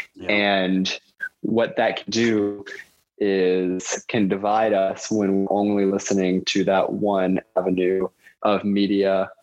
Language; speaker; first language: English; native; English